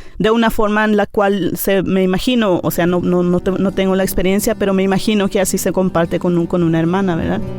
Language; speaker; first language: Spanish; non-native, local second language; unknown